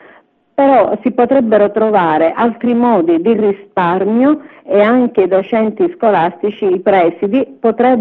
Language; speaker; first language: Italian; native; Italian